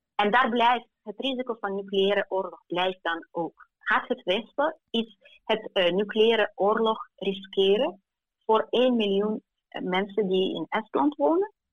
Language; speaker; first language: Dutch; non-native, fluent; Ukrainian